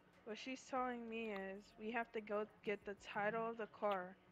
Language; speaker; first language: English; early bilingual, other home language; Spanish